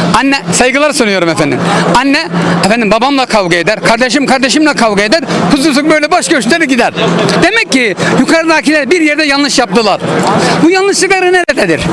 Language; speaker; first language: Turkish; native; Turkish